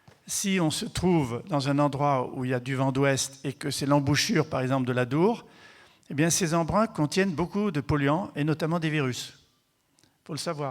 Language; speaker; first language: French; native; French